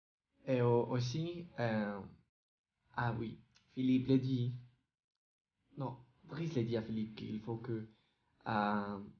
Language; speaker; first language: French; non-native, learner; Spanish